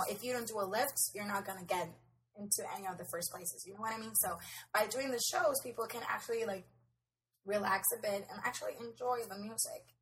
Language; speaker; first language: English; non-native, local second language; Spanish